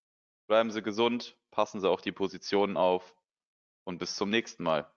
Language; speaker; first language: German; native; German